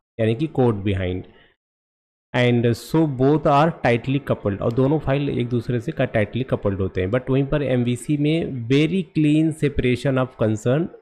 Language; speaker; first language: Hindi; native; Hindi